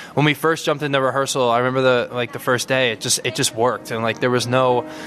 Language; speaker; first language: English; native; English